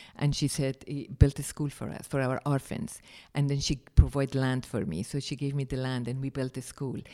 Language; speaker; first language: English; non-native, fluent; Persian